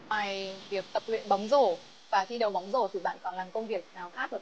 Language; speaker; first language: Vietnamese; native; Vietnamese